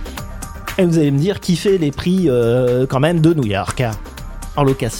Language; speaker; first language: French; native; French